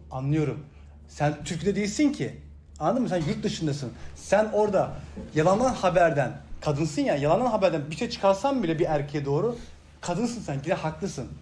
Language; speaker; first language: Turkish; early bilingual, heritage; Turkish